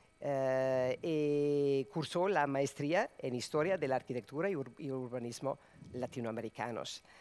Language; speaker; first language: Spanish; non-native, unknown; Serbian